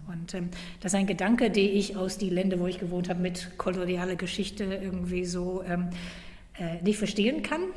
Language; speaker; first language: German; non-native, fluent; English